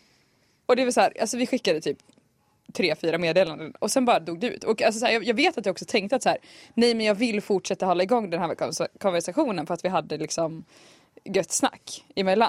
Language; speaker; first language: Swedish; native; Swedish